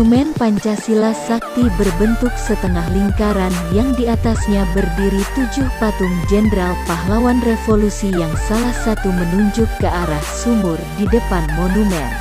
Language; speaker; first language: Indonesian; native; Indonesian